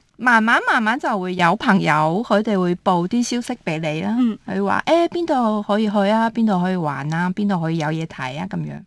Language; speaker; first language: Cantonese; early bilingual, heritage; Cantonese